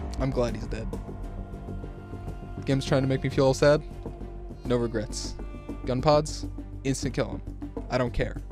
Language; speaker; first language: English; native; English